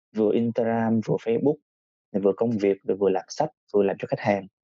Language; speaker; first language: Vietnamese; native; Vietnamese